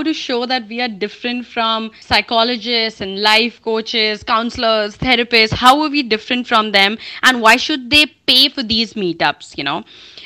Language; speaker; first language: English; non-native, local second language; Hindi